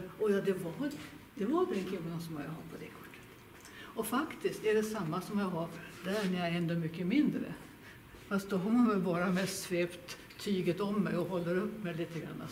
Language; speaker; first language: Swedish; native; Swedish